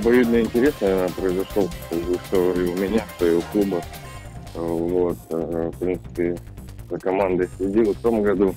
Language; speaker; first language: Russian; native; Russian